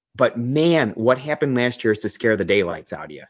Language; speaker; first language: English; native; English